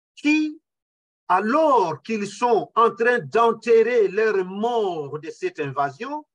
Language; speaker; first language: French; non-native, local second language; Kinyarwanda